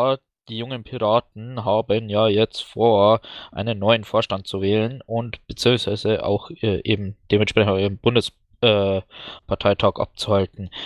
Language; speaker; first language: German; native; German